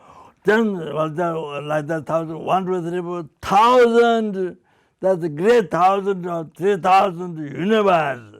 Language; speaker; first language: English; non-native, fluent; Sherpa